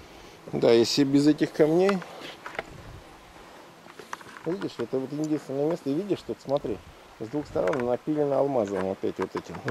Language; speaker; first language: Russian; native; Russian